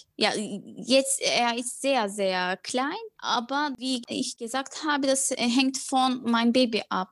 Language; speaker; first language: German; non-native, fluent; Turkish